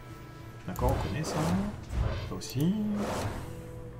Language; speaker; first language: French; native; French